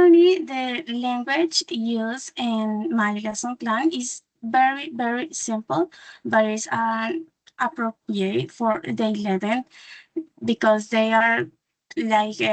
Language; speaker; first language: English; non-native, learner; Spanish